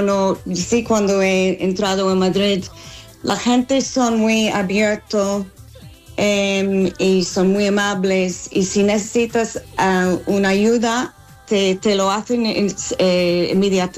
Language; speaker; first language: Spanish; non-native, learner; English